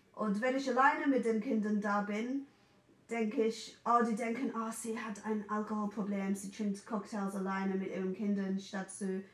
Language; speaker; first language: German; non-native, fluent; English